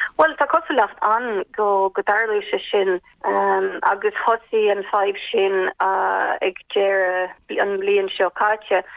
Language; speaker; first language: Irish; non-native, fluent; Ukrainian